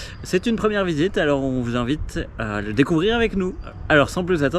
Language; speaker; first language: French; native; French